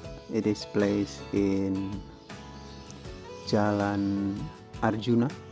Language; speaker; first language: English; non-native, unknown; Indonesian